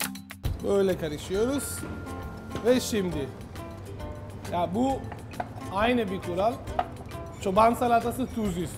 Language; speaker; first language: Turkish; non-native, learner; Italian